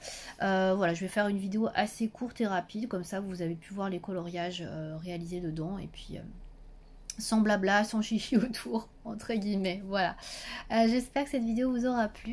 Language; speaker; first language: French; native; French